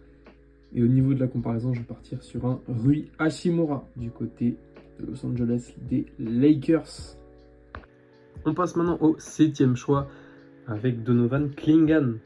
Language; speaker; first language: French; native; French